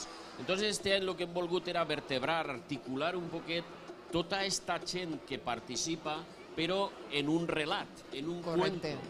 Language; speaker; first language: Catalan; native; Catalan